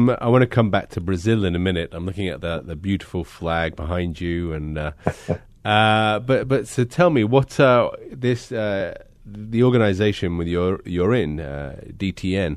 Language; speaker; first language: English; native; English